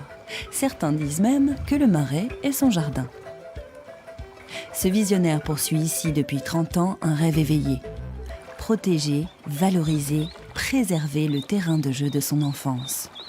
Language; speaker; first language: French; native; French